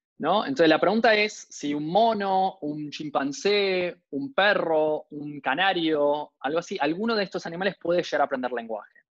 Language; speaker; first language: Spanish; native; Spanish